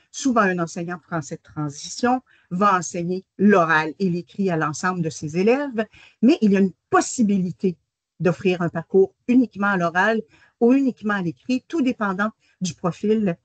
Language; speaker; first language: French; native; French